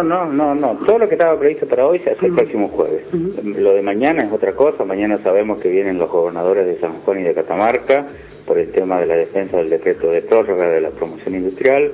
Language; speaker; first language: Spanish; native; Spanish